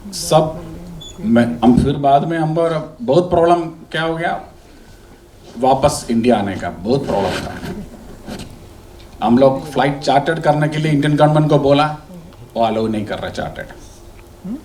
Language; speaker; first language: Hindi; non-native, local second language; Malayalam